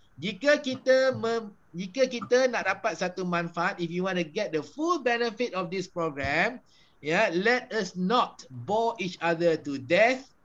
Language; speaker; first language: English; non-native, local second language; Malay